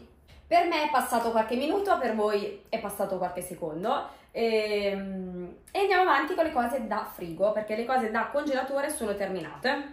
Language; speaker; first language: Italian; native; Italian